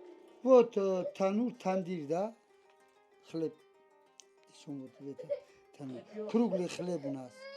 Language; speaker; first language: Russian; non-native, learner; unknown